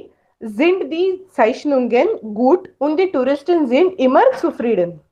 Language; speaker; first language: German; non-native, fluent; Hindi